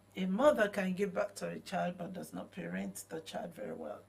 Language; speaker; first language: English; non-native, local second language; Yoruba